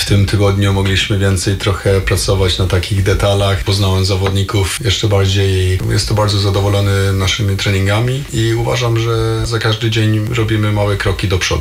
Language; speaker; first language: Polish; non-native, fluent; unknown